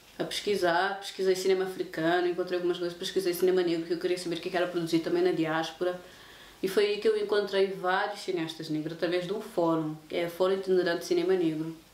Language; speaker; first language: Portuguese; non-native, local second language; Kabuverdianu